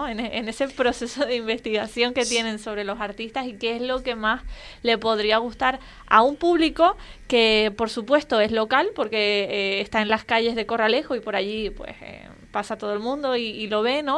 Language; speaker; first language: Spanish; native; Spanish